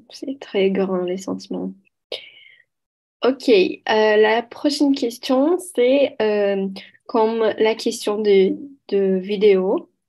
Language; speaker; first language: French; non-native, learner; Portuguese